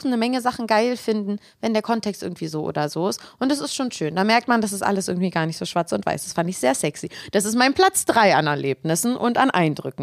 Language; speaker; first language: German; native; German